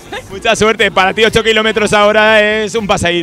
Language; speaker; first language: Spanish; native; Spanish